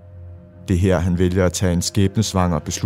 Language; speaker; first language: Danish; native; Danish